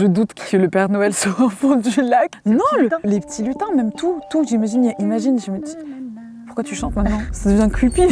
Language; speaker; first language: French; native; French